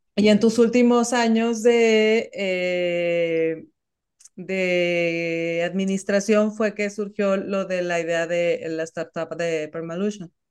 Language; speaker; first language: Spanish; native; Spanish